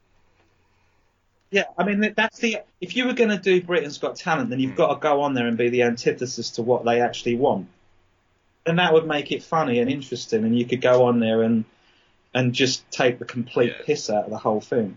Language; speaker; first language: English; native; English